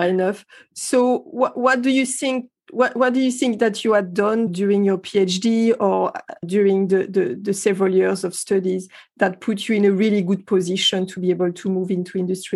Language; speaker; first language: English; non-native, fluent; French